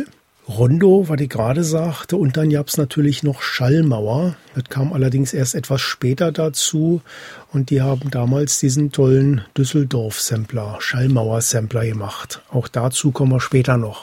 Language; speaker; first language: German; native; German